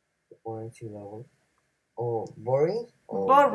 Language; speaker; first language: English; non-native, learner; Spanish